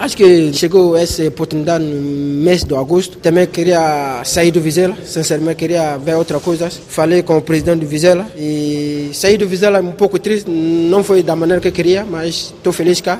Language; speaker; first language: Portuguese; non-native, fluent; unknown